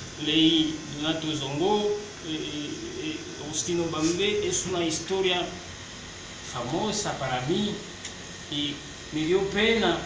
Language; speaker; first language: Spanish; non-native, fluent; French